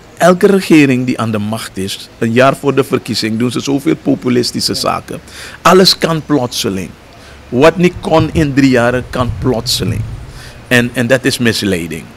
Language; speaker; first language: Dutch; native; Dutch